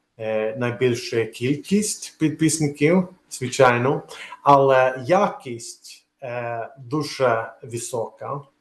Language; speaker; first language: Ukrainian; non-native, learner; Swedish